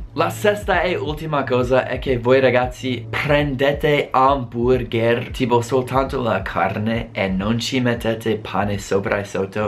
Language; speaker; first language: Italian; non-native, fluent; English